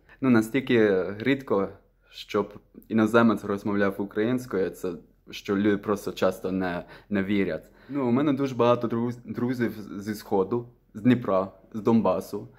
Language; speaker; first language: Ukrainian; non-native, fluent; Dutch